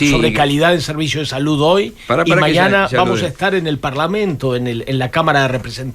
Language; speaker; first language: Spanish; native; Spanish